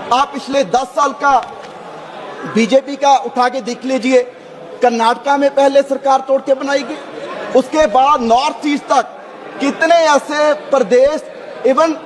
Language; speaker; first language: Hindi; non-native, local second language; Punjabi